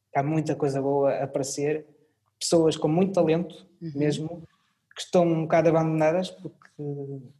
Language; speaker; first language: Portuguese; early bilingual, other home language; French